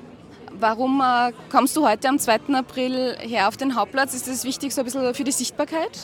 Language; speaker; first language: German; native; German